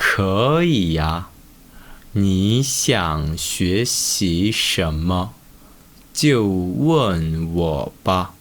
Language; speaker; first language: Chinese; non-native, fluent; Korean